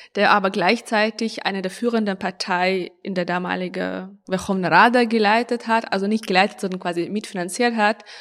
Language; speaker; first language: German; non-native, fluent; Ukrainian